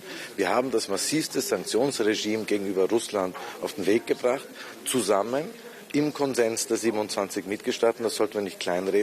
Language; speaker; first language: German; native; German